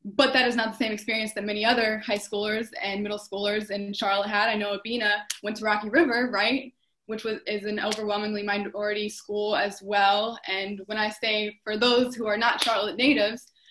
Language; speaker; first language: English; native; English